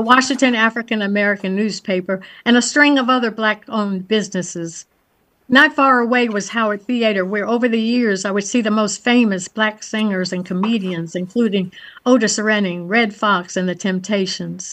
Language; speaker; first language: English; native; English